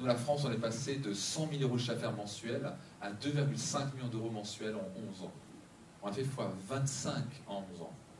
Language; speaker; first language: French; native; French